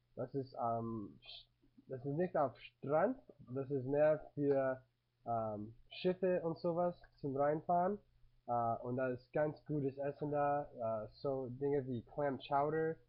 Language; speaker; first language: German; non-native, learner; English